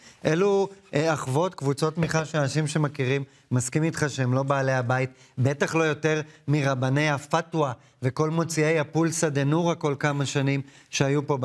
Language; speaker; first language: Hebrew; native; Hebrew